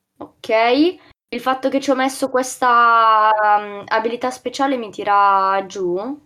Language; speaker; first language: Italian; native; Italian